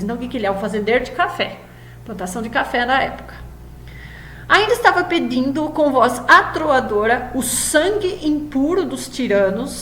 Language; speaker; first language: Portuguese; native; Portuguese